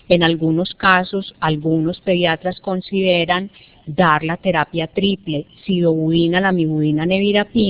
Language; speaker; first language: Spanish; native; Spanish